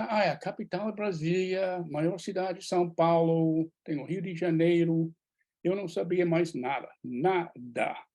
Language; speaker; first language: Portuguese; non-native, fluent; English